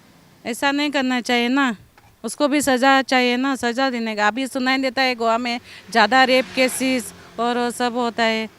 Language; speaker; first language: Hindi; non-native, local second language; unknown